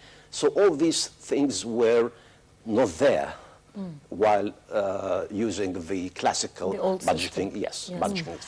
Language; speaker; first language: English; non-native, fluent; Arabic